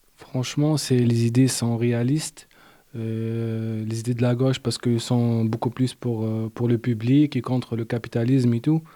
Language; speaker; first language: French; non-native, local second language; Arabic